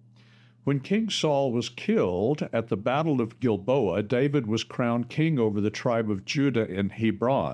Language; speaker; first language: English; native; English